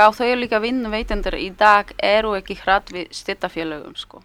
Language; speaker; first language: Icelandic; early bilingual, heritage; Polish